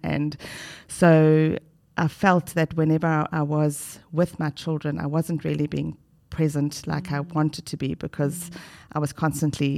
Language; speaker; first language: English; native; English